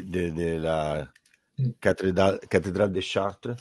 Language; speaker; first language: French; non-native, learner; Italian